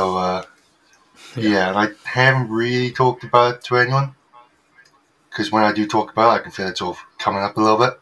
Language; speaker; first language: English; native; English